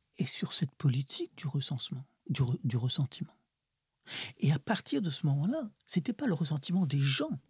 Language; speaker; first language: French; early bilingual, other home language; Russian